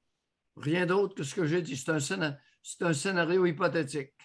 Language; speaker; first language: French; native; French